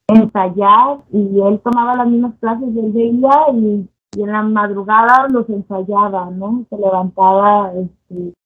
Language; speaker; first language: Spanish; native; Spanish